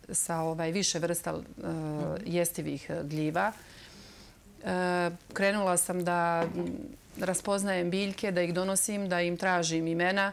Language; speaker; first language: Serbian; native; Serbian